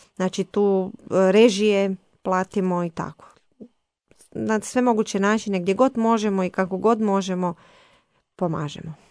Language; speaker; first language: Croatian; native; Croatian